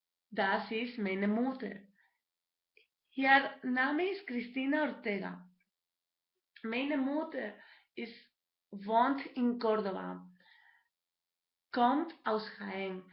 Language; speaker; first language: German; non-native, learner; Spanish